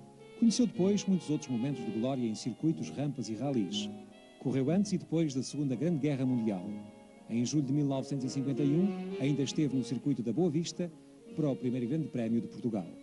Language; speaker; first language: Portuguese; native; Portuguese